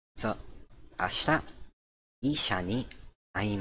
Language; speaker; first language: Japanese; non-native, learner; English